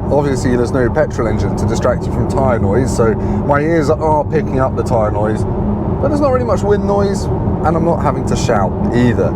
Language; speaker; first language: English; native; English